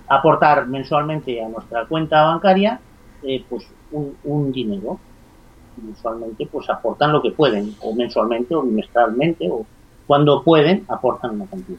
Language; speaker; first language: Spanish; native; Spanish